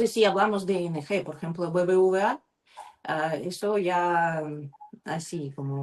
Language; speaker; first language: Spanish; non-native, learner; Russian